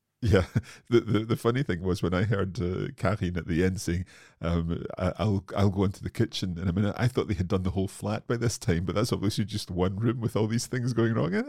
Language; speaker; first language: English; native; English